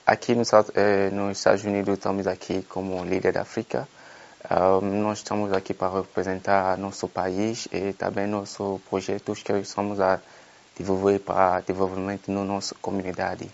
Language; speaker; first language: Portuguese; non-native, fluent; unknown